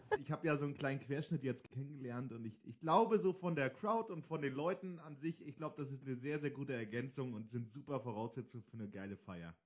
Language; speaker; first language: German; native; German